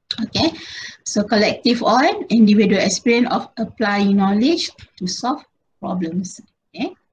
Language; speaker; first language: English; non-native, local second language; Malay